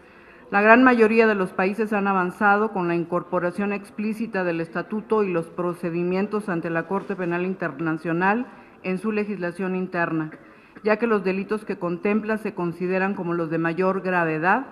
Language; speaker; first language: Spanish; native; Spanish